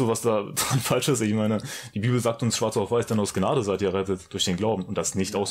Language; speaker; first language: German; native; German